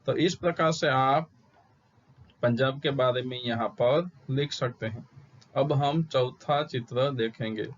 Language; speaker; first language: Hindi; non-native, local second language; Gujarati